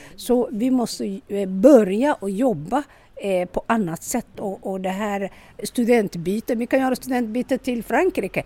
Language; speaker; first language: Swedish; non-native, local second language; Somali